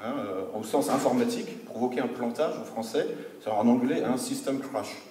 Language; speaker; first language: French; native; French